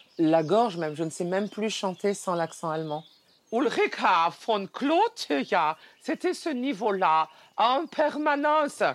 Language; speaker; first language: French; native; French